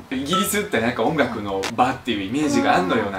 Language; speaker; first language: Japanese; early bilingual, other home language; Russian